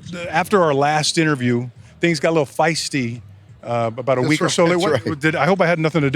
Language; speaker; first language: English; native; English